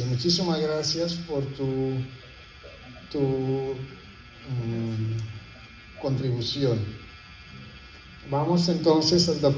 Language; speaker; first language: Spanish; non-native, fluent; Papiamento